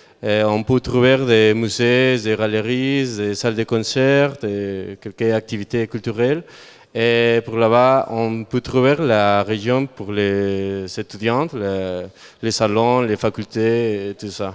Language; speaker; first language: French; non-native, learner; Spanish